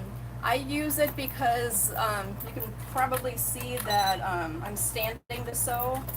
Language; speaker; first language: English; native; English